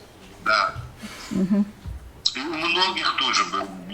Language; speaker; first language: Russian; non-native, learner; Uzbek